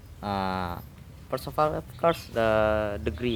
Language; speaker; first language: English; non-native, learner; Indonesian